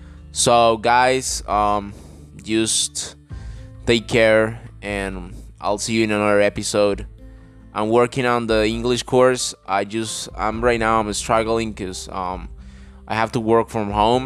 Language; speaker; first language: English; non-native, fluent; Spanish